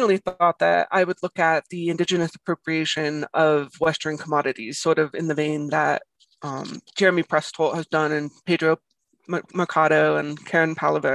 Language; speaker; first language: English; native; English